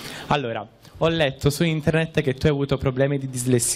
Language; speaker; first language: Italian; native; Italian